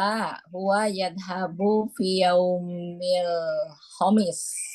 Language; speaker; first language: Arabic; non-native, learner; Indonesian